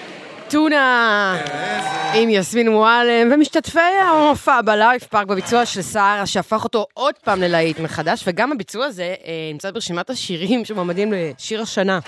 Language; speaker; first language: Hebrew; native; Hebrew